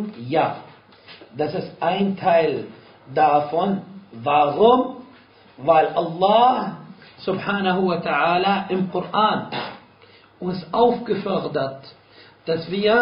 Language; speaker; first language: German; non-native, fluent; Arabic